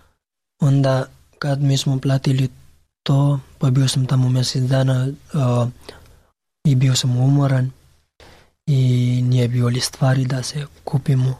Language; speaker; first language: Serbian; non-native, learner; Pashto